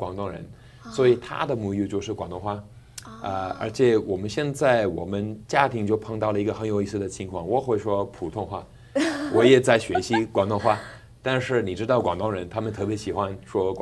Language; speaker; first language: Chinese; non-native, fluent; English